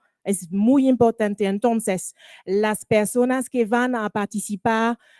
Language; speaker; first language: Spanish; non-native, learner; French